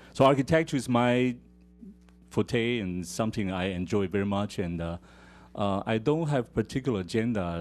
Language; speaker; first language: English; non-native, fluent; Chinese